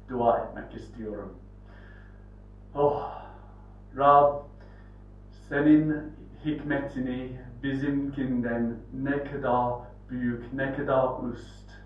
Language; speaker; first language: Turkish; non-native, fluent; English